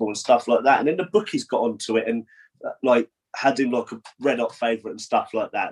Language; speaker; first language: English; native; English